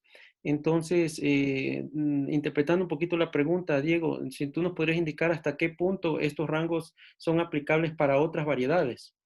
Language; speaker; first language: Spanish; native; Spanish